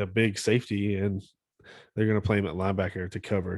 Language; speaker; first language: English; native; English